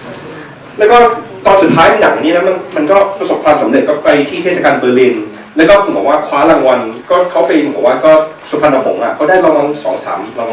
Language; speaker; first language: Thai; early bilingual, heritage; Thai